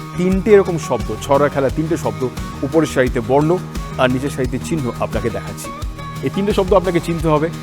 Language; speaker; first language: Bangla; native; Bangla